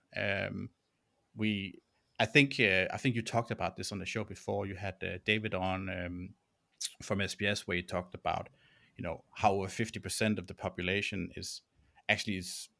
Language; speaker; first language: English; non-native, fluent; Danish